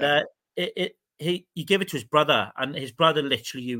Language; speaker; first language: English; native; English